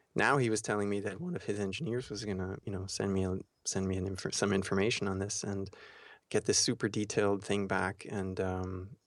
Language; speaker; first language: English; early bilingual, heritage; German